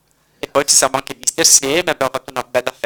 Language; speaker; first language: Italian; native; Italian